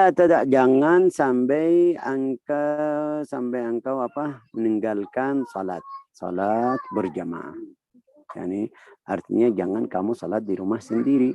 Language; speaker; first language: Indonesian; non-native, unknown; Arabic